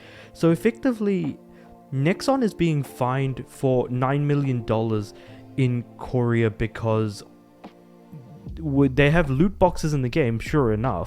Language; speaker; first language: English; native; English